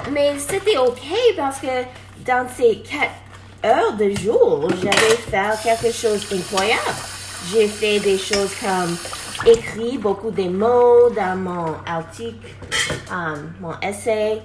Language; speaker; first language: French; non-native, learner; English